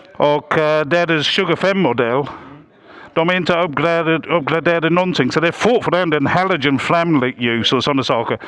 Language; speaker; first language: Swedish; non-native, fluent; English